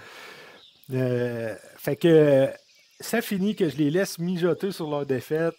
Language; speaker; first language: French; native; French